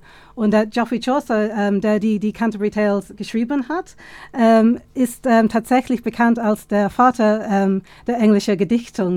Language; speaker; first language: German; non-native, fluent; English